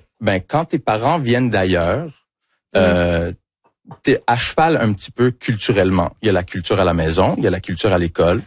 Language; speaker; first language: French; early bilingual, other home language; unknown